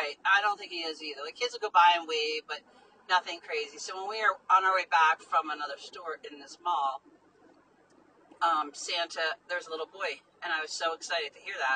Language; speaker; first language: English; native; English